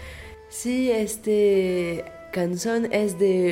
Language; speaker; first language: Spanish; non-native, fluent; French